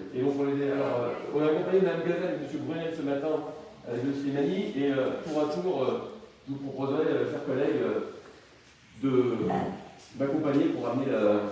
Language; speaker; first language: French; native; French